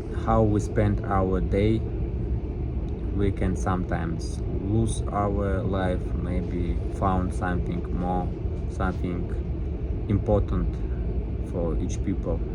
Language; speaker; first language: English; non-native, learner; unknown